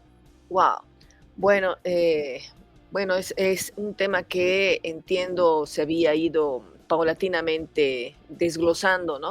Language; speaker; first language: Spanish; native; Spanish